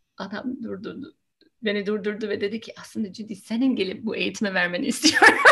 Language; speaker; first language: Turkish; non-native, fluent; English